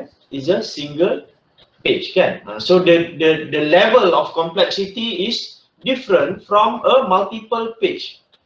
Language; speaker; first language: English; non-native, local second language; Malay